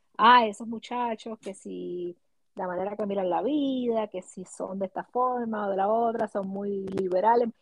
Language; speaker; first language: Spanish; native; Spanish